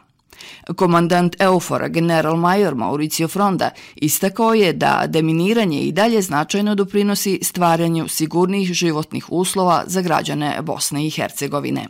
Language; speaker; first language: Serbian; native; Serbian